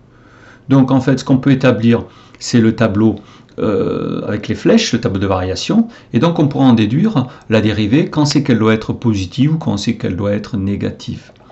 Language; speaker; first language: French; native; French